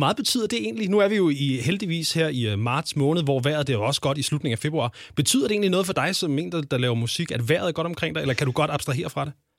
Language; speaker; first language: Danish; native; Danish